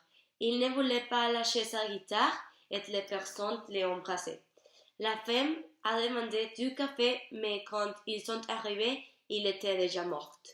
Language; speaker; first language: French; non-native, learner; Spanish